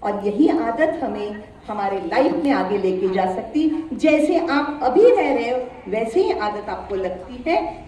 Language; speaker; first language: Hindi; non-native, local second language; Marathi